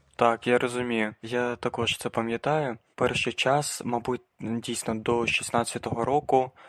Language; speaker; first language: Ukrainian; native; Ukrainian